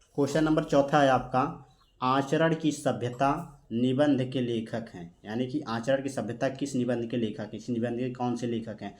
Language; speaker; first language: Hindi; native; Hindi